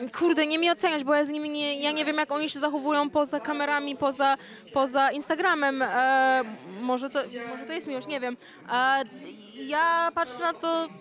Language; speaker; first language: Polish; early bilingual, heritage; Polish